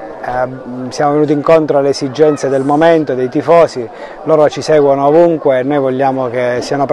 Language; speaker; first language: Italian; native; Italian